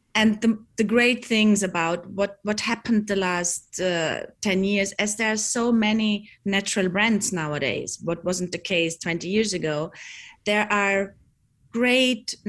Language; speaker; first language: English; non-native, fluent; German